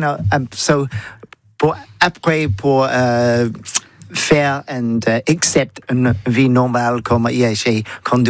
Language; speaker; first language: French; non-native, learner; English